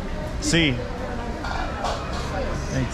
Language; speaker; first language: Spanish; non-native, learner; Danish